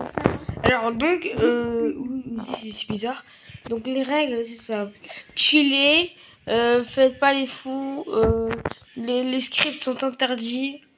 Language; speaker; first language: French; native; French